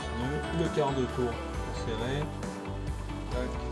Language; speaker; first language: French; native; French